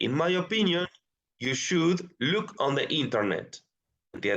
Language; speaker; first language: English; non-native, fluent; Spanish